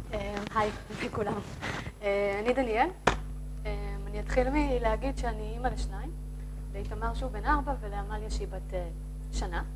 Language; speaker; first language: Hebrew; native; Hebrew